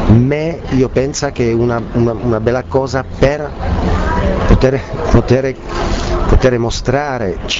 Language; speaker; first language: Italian; non-native, learner; Czech